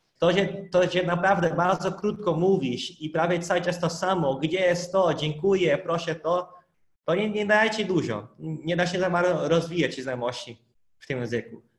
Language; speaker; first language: Polish; non-native, fluent; Portuguese